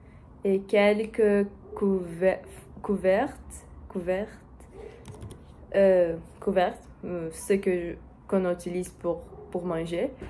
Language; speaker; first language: French; non-native, learner; Portuguese